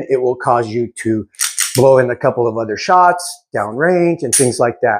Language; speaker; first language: English; native; English